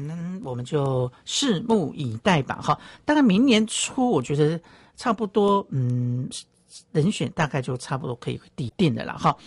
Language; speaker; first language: Chinese; native; Chinese